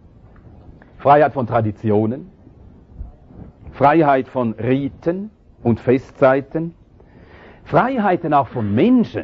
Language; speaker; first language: German; native; German